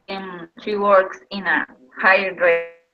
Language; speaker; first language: English; non-native, learner; Spanish